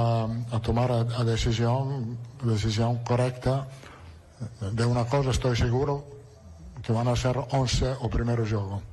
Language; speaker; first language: Portuguese; non-native, learner; Italian